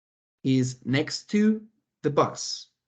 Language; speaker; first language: English; non-native, fluent; Spanish